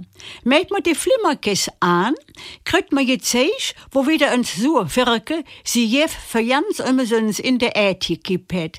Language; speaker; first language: German; native; German